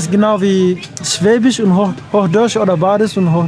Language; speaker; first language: German; non-native, learner; Wolof